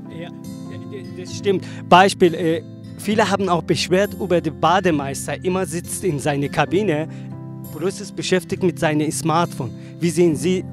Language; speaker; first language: German; non-native, learner; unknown